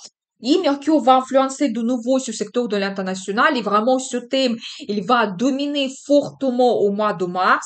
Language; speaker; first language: French; non-native, fluent; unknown